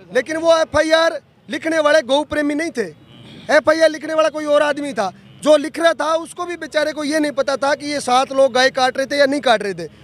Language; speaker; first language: Hindi; native; Hindi